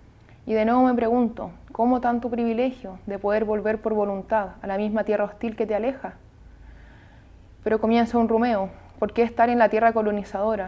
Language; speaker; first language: Spanish; native; Spanish